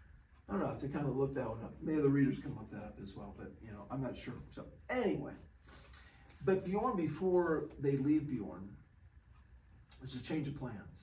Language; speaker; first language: English; native; English